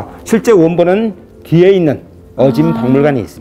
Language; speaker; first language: Korean; native; Korean